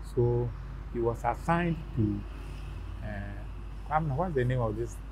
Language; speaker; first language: English; non-native, local second language; Akan